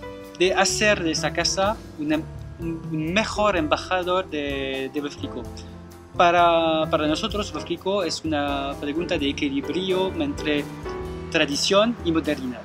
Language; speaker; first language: Spanish; non-native, fluent; French